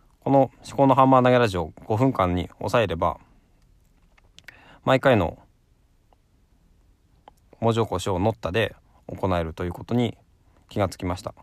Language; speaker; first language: Japanese; native; Japanese